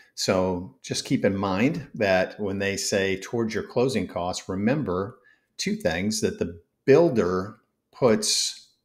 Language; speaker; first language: English; native; English